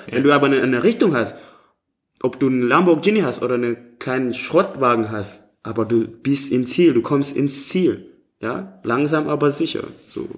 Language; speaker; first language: German; non-native, fluent; Indonesian